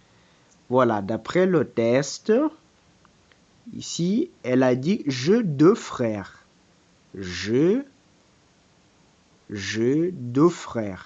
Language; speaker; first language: French; non-native, fluent; Portuguese